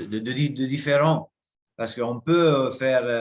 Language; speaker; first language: French; non-native, fluent; Italian